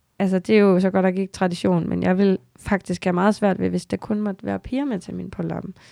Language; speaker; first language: Danish; native; Danish